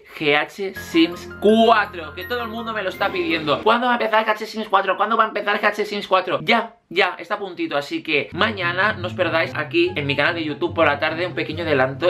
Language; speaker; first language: Spanish; native; Spanish